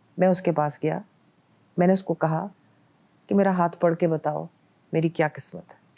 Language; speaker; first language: Urdu; non-native, local second language; Punjabi